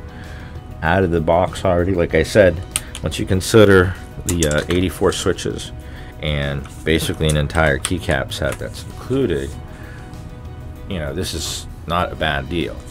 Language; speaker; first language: English; native; English